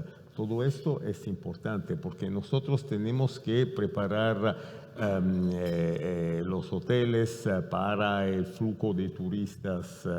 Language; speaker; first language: Spanish; non-native, fluent; Italian